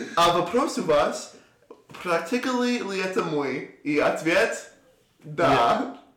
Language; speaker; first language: Russian; non-native, learner; English